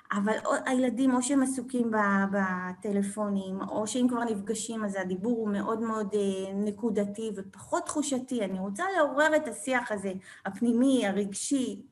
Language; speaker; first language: Hebrew; early bilingual, other home language; French